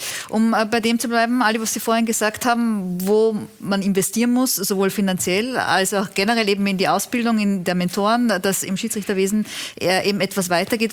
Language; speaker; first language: German; native; German